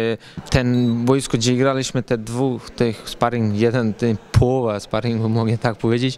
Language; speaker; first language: Polish; non-native, learner; Serbian